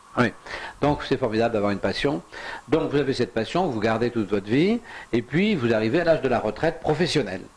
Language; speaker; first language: French; native; French